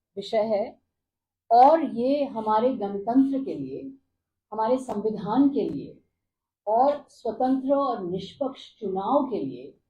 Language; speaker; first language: Hindi; non-native, local second language; Bangla